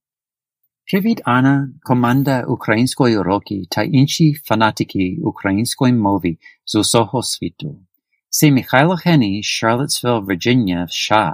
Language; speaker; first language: Ukrainian; non-native, learner; English